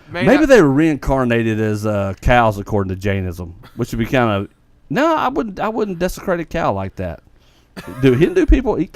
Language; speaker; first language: English; native; English